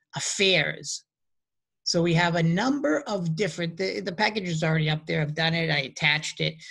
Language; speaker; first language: English; native; English